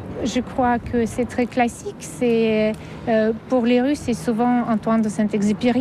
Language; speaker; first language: French; non-native, fluent; Russian